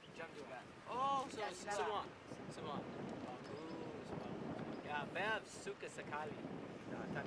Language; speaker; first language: Indonesian; non-native, learner; English